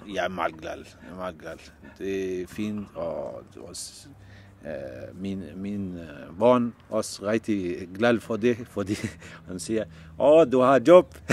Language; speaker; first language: Danish; non-native, learner; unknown